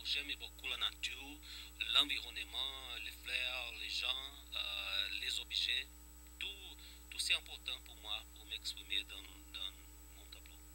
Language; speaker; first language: French; non-native, fluent; Portuguese